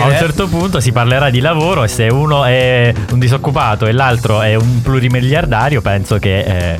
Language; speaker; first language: Italian; native; Italian